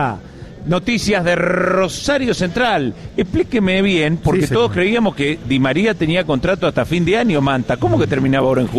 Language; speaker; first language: Spanish; native; Spanish